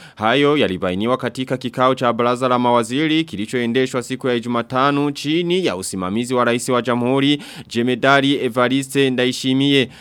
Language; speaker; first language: Swahili; non-native, local second language; Rundi